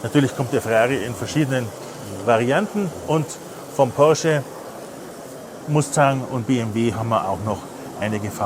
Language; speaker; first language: German; native; German